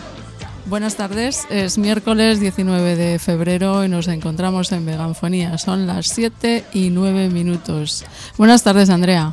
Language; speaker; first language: Spanish; native; Spanish